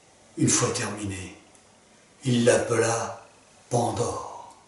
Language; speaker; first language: French; native; French